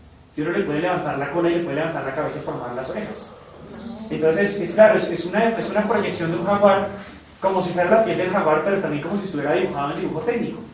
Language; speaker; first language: Spanish; native; Spanish